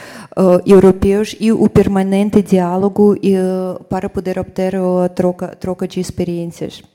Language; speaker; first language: Portuguese; non-native, fluent; Russian